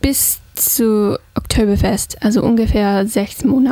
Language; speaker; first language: German; non-native, fluent; English